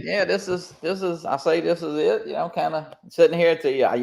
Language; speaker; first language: English; native; English